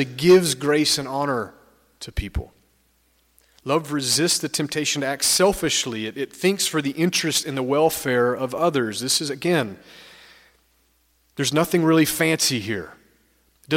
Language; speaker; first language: English; native; English